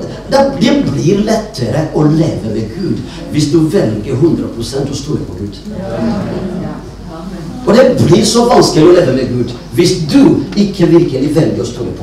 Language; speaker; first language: Norwegian; non-native, fluent; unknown